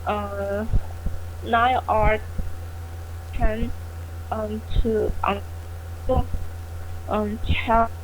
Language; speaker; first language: English; non-native, learner; Chinese